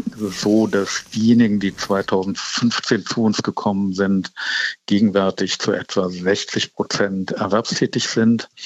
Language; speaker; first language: German; native; German